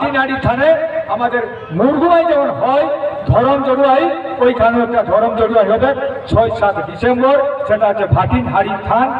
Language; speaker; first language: Bangla; non-native, local second language; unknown